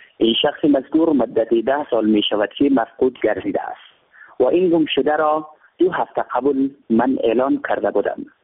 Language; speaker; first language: Persian; native; Persian